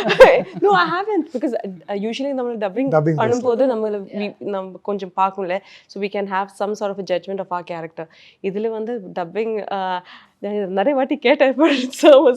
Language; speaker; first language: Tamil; non-native, learner; Malayalam